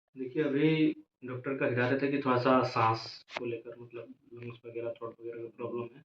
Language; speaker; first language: Hindi; non-native, local second language; Magahi